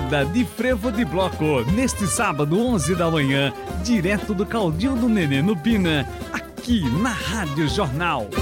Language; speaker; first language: Portuguese; native; Portuguese